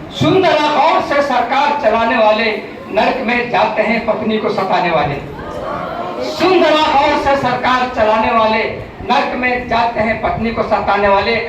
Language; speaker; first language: Hindi; non-native, local second language; Urdu